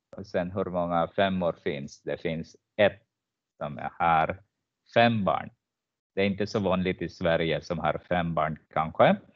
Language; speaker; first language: Swedish; non-native, fluent; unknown